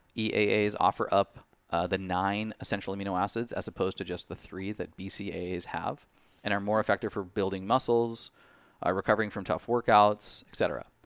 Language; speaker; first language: English; native; English